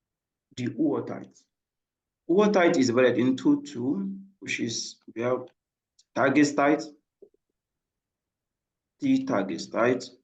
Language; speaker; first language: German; non-native, fluent; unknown